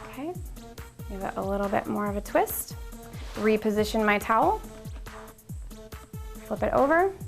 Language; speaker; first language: English; native; English